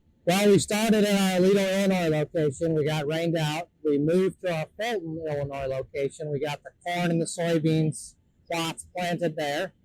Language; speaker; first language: English; native; English